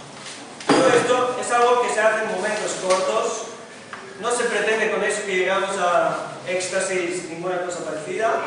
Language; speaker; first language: Spanish; non-native, fluent; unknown